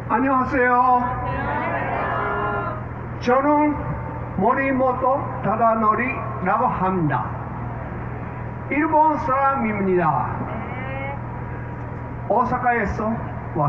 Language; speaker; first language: Korean; non-native, learner; Japanese